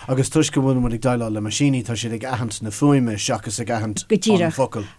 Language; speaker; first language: Irish; non-native, local second language; English